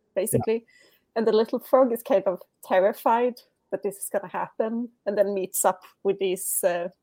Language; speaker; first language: English; non-native, fluent; Swedish